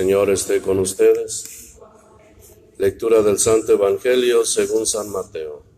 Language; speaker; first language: Spanish; native; Spanish